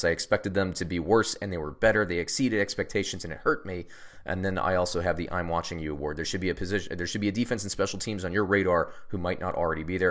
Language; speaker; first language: English; native; English